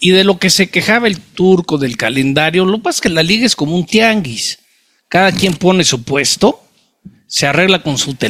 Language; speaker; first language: Spanish; native; Spanish